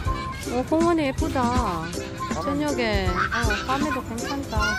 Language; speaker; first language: Korean; non-native, learner; Filipino